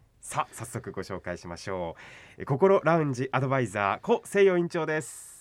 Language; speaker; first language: Japanese; native; Japanese